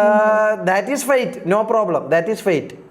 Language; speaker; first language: English; non-native, learner; Malayalam